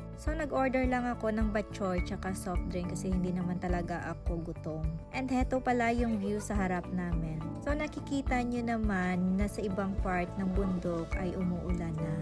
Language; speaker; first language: Filipino; non-native, local second language; Hiligaynon